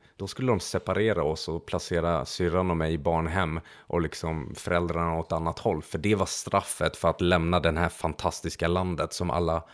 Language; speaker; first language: Swedish; early bilingual, other home language; Hungarian